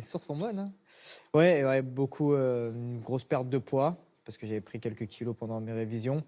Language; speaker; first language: French; native; French